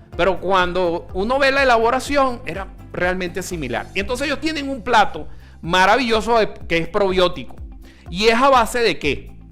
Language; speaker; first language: Spanish; early bilingual, other home language; Italian